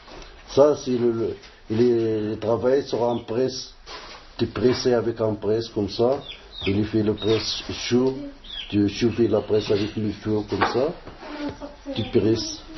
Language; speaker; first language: French; non-native, learner; Arabic